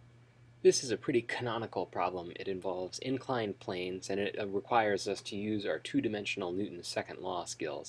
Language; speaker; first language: English; native; English